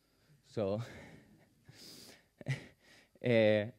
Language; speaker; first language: English; non-native, fluent; Spanish